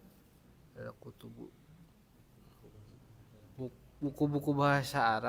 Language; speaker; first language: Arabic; non-native, learner; Indonesian